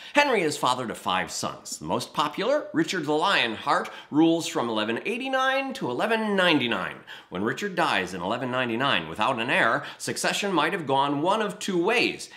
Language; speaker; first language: English; native; English